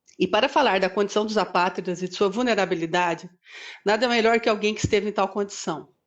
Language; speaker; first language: Portuguese; native; Portuguese